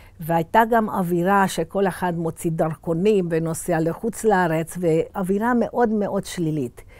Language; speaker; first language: Hebrew; early bilingual, other home language; Hungarian